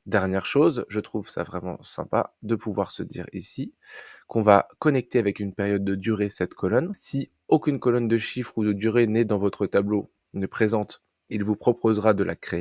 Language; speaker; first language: French; native; French